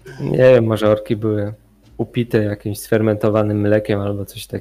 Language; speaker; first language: Polish; native; Polish